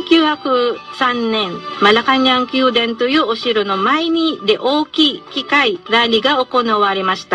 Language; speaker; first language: Japanese; non-native, fluent; Filipino